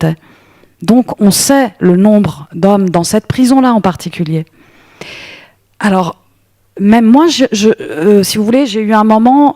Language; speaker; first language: French; native; French